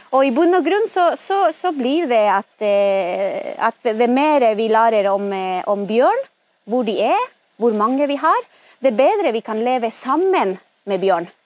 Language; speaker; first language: Norwegian; non-native, fluent; Spanish